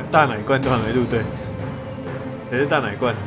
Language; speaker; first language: Chinese; native; Chinese